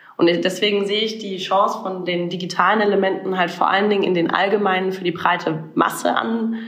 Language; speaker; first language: German; native; German